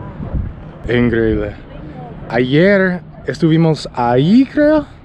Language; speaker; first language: Spanish; non-native, fluent; English